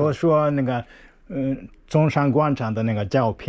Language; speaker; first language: Chinese; non-native, learner; Japanese